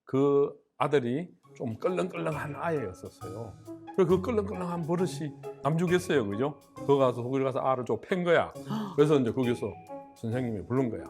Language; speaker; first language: Korean; native; Korean